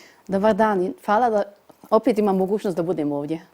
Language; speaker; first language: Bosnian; early bilingual, heritage; Bosnian